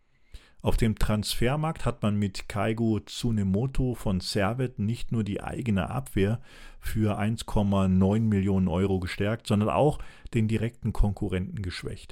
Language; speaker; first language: German; native; German